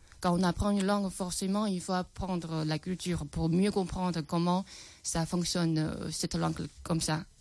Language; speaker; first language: French; non-native, fluent; Chinese